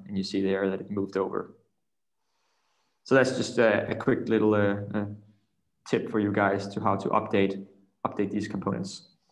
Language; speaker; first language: English; non-native, fluent; Danish